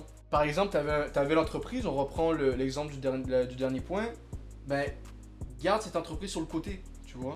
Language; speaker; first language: French; native; French